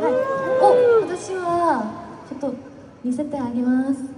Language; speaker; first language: Japanese; non-native, learner; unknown